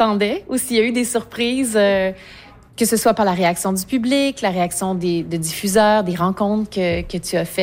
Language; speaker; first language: French; native; French